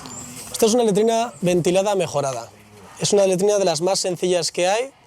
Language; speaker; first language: Spanish; native; Spanish